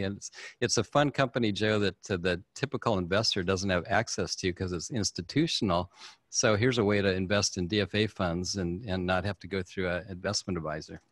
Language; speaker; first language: English; native; English